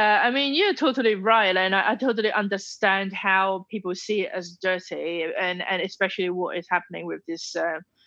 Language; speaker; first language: English; non-native, local second language; Cantonese